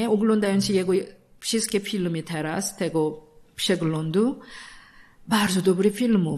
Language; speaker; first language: Polish; non-native, learner; Korean